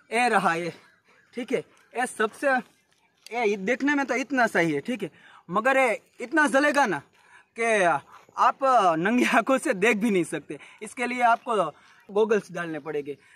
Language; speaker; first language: Hindi; non-native, local second language; Gujarati